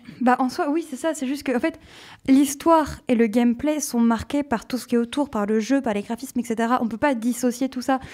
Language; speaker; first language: French; native; French